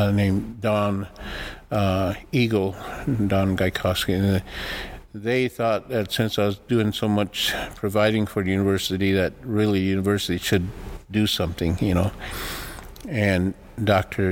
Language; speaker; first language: English; early bilingual, other home language; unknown